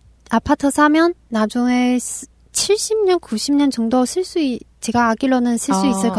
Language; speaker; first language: Korean; non-native, local second language; Chinese